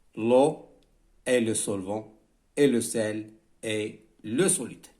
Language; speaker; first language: French; non-native, local second language; Arabic